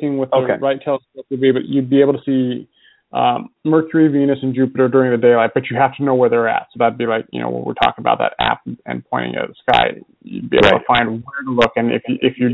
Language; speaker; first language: English; native; English